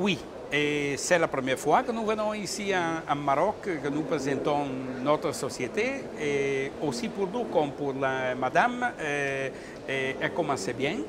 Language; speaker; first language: French; non-native, learner; Italian